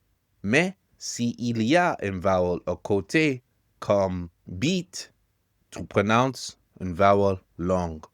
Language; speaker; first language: French; non-native, fluent; English